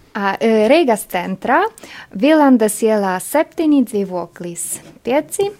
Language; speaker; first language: Latvian; non-native, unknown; Polish